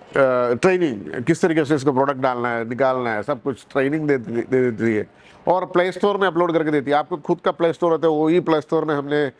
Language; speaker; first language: Hindi; non-native, local second language; Malayalam